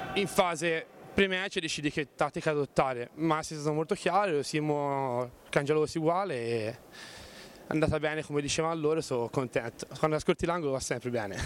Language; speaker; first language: Italian; native; Italian